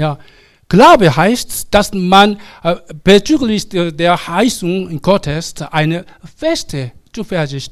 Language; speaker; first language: German; non-native, learner; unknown